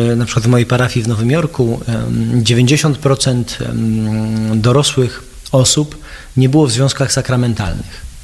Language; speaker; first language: Polish; early bilingual, heritage; Polish